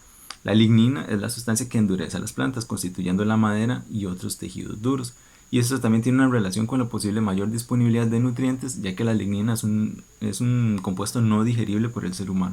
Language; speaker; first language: Spanish; native; Spanish